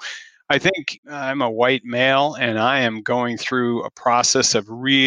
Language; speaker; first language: English; native; English